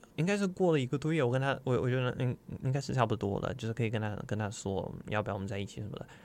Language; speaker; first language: Chinese; non-native, fluent; Russian